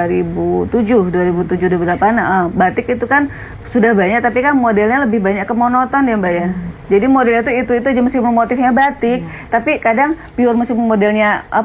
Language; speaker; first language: Indonesian; native; Indonesian